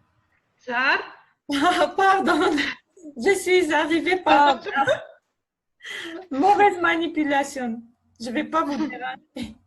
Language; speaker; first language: French; non-native, fluent; Armenian